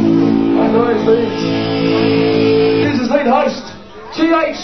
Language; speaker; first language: German; non-native, learner; English